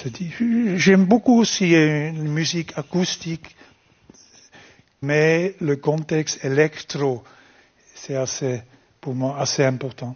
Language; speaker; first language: French; non-native, fluent; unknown